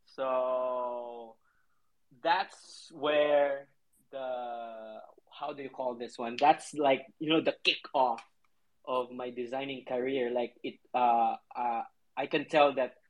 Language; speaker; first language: English; non-native, local second language; Cebuano